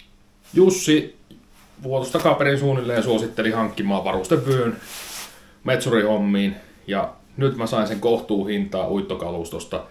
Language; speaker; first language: Finnish; native; Finnish